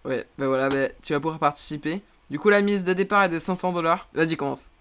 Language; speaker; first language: French; native; French